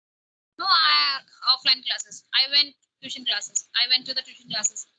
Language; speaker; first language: English; non-native, local second language; Hindi